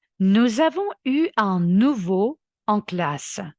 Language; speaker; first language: French; non-native, fluent; Ukrainian